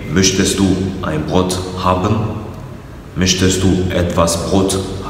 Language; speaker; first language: German; non-native, fluent; French